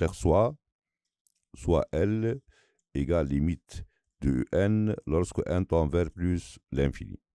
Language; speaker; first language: French; non-native, local second language; Arabic